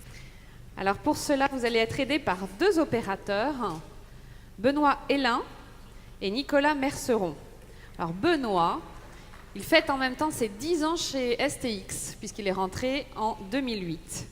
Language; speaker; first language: French; native; French